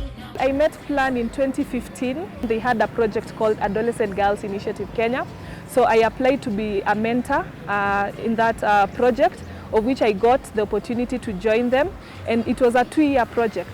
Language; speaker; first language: English; non-native, local second language; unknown